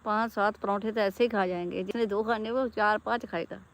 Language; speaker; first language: Hindi; non-native, local second language; Punjabi